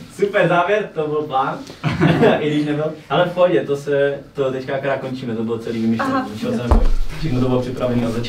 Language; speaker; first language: Czech; native; Czech